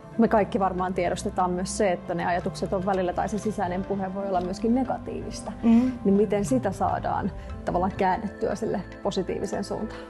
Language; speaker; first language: Finnish; native; Finnish